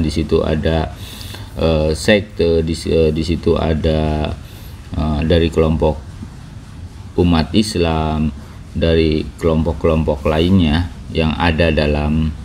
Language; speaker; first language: Indonesian; native; Indonesian